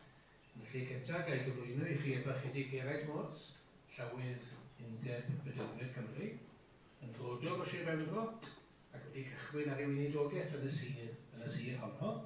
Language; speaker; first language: Welsh; native; Welsh